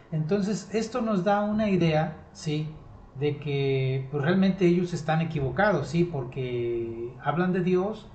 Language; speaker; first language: Spanish; native; Spanish